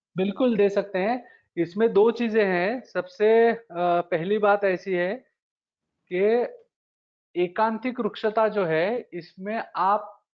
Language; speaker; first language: Hindi; non-native, local second language; Marathi